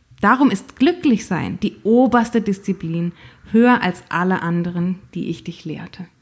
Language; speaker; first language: German; native; German